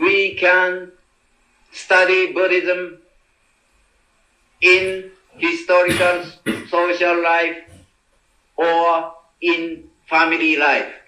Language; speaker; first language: English; non-native, learner; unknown